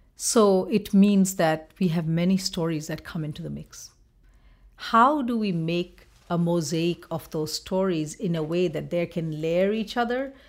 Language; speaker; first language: English; non-native, local second language; Bangla